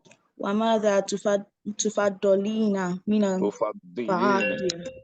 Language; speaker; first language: Arabic; non-native, learner; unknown